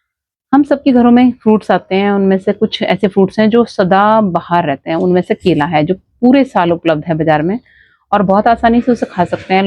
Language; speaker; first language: Hindi; native; Hindi